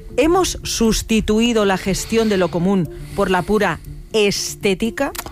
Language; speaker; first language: Spanish; native; Spanish